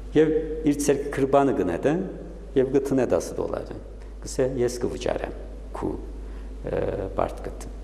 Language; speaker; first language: Armenian; early bilingual, heritage; Armenian